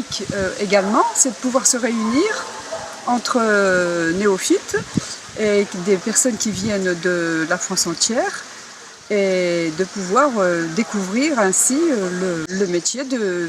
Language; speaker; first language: French; native; French